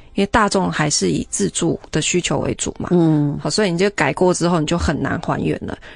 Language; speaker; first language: Chinese; native; Chinese